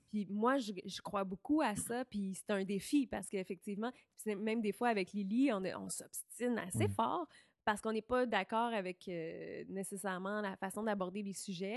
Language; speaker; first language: French; native; French